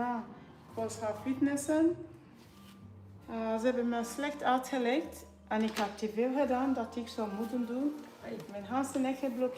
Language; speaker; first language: Dutch; non-native, fluent; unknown